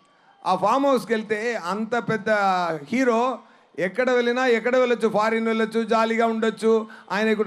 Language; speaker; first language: Telugu; non-native, learner; Tamil